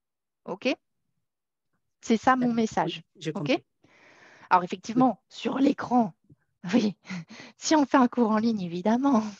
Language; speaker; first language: French; native; French